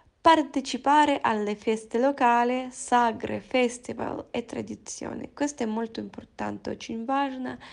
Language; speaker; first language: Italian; non-native, fluent; Russian